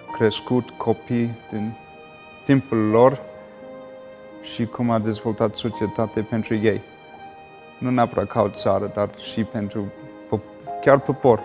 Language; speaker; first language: Romanian; non-native, fluent; English